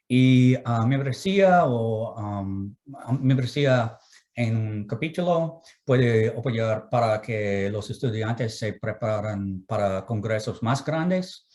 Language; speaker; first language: Spanish; non-native, fluent; English